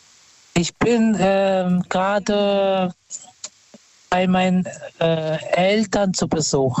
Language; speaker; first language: German; non-native, fluent; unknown